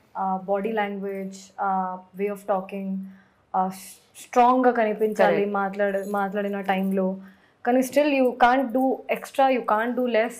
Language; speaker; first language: Telugu; non-native, fluent; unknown